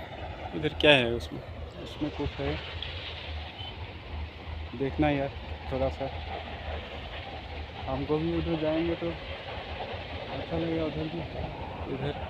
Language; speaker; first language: Hindi; non-native, local second language; Assamese